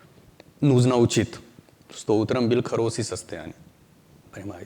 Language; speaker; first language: Russian; non-native, learner; Hindi